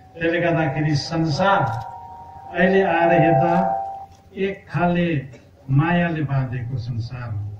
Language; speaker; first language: Nepali; non-native, local second language; Limbu